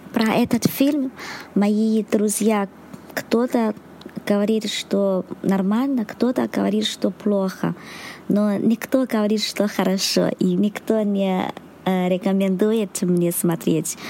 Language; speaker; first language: Russian; non-native, learner; Chinese